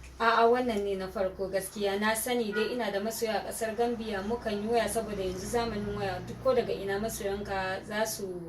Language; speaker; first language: Hausa; non-native, local second language; Fula